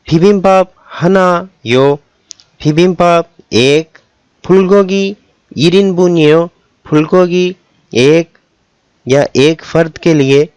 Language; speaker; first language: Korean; non-native, fluent; Urdu